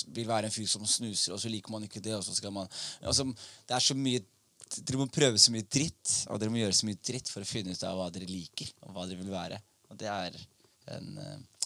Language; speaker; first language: Norwegian; early bilingual, other home language; Somali